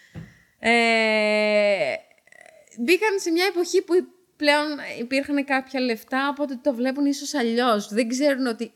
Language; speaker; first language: Greek; early bilingual, heritage; Dutch